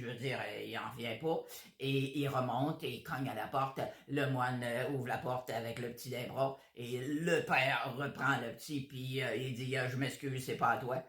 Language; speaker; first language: French; native; French